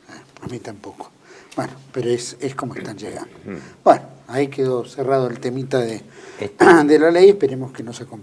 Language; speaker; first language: Spanish; native; Spanish